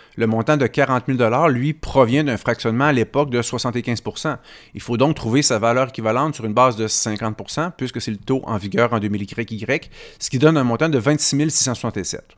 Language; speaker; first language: French; native; French